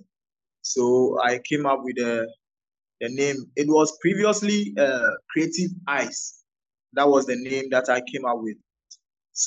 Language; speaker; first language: English; non-native, local second language; Ewe